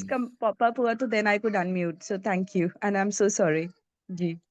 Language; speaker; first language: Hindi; early bilingual, heritage; English